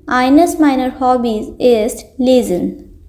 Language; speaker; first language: German; non-native, fluent; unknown